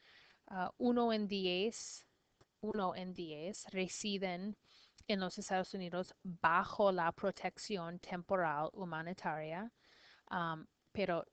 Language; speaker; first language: Spanish; non-native, learner; English